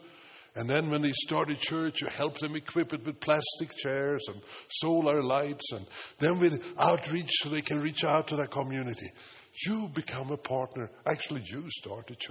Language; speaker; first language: English; non-native, fluent; Swedish